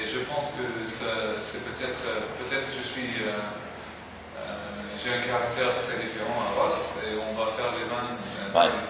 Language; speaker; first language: French; non-native, fluent; English